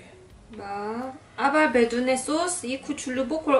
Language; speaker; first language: Persian; non-native, learner; Korean